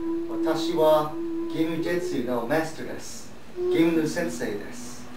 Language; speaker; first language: Japanese; non-native, learner; English